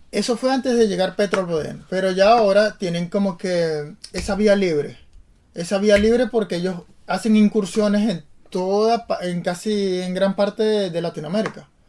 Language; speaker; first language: Spanish; native; Spanish